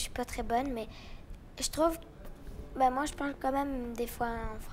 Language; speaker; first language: French; early bilingual, other home language; Spanish